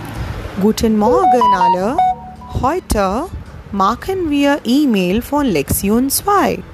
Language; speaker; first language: German; non-native, fluent; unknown